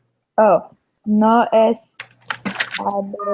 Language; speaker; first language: Spanish; non-native, learner; English